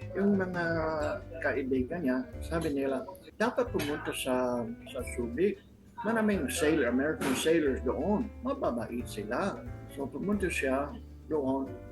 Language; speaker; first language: Filipino; non-native, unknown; English